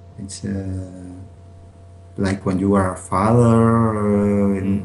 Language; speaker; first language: English; non-native, learner; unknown